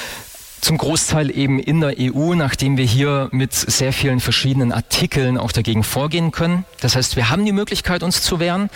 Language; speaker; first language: German; native; German